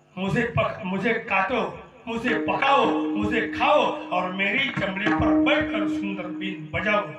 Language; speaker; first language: Hindi; non-native, local second language; Marathi